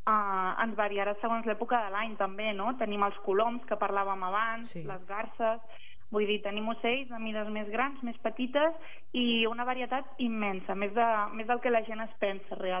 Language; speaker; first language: Catalan; native; Catalan